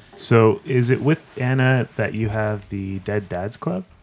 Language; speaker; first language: English; native; English